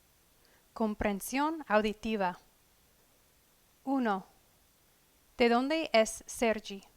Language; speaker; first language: Spanish; non-native, fluent; English